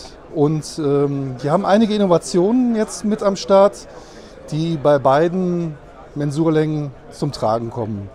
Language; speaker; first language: German; native; German